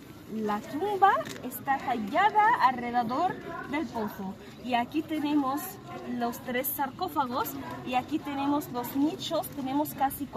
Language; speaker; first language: Spanish; non-native, fluent; Arabic